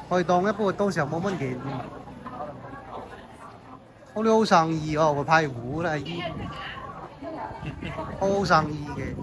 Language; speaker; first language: Chinese; native; Chinese